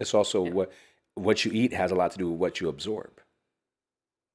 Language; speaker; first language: English; native; English